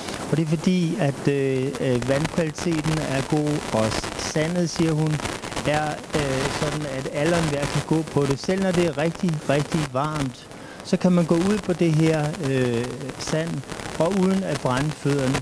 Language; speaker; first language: Danish; native; Danish